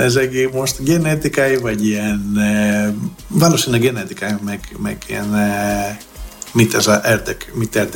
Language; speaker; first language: Hungarian; non-native, fluent; Greek